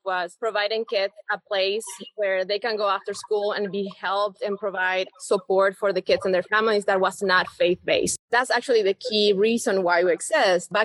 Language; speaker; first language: English; non-native, fluent; Spanish